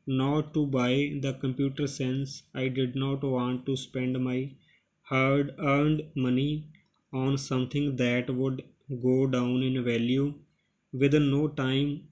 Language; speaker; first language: English; non-native, local second language; Punjabi